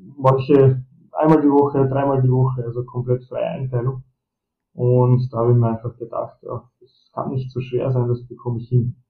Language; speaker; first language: German; early bilingual, other home language; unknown